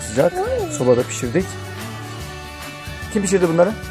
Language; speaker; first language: Turkish; native; Turkish